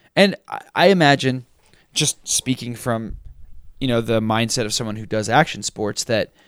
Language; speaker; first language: English; native; English